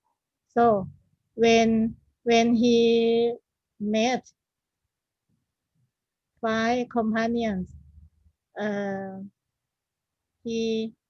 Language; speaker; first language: English; non-native, learner; Thai